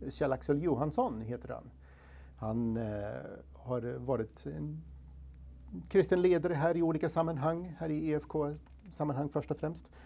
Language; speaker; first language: Swedish; non-native, fluent; English